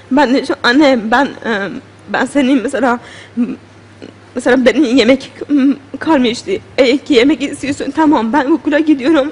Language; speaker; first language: Turkish; non-native, learner; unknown